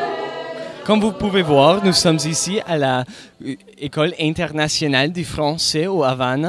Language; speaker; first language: French; non-native, local second language; English